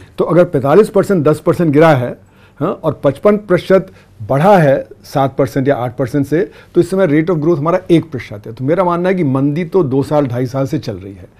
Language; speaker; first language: Hindi; native; Hindi